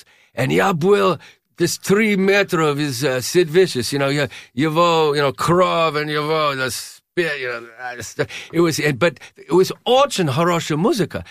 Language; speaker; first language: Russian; non-native, learner; English